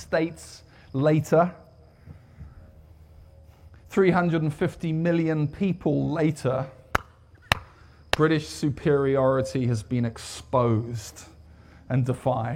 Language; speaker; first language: English; native; English